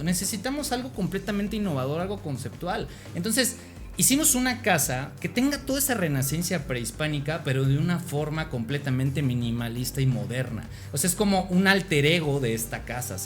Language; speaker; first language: Spanish; native; Spanish